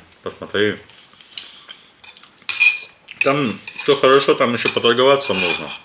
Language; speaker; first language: Russian; native; Russian